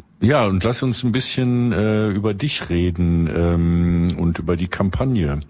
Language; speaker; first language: German; native; German